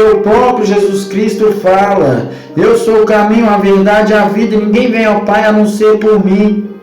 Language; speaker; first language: Portuguese; native; Portuguese